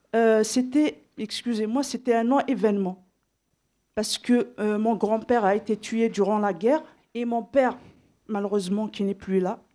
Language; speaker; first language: French; non-native, local second language; Kabyle